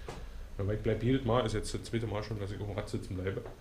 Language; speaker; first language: German; native; German